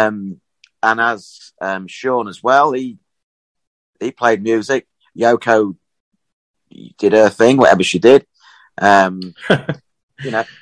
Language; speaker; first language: English; native; English